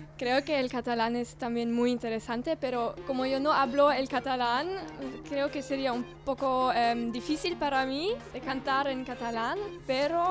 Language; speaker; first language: Spanish; non-native, learner; German